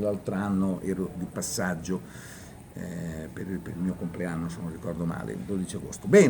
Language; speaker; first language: Italian; native; Italian